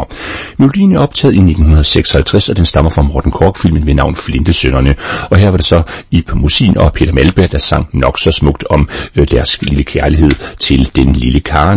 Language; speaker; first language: Danish; native; Danish